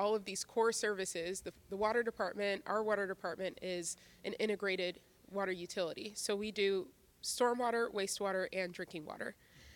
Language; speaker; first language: English; native; English